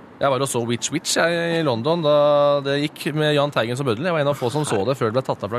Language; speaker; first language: Norwegian; native; Norwegian